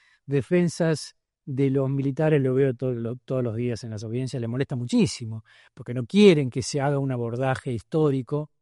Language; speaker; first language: Spanish; native; Spanish